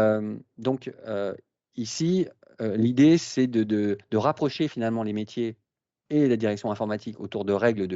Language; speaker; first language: French; native; French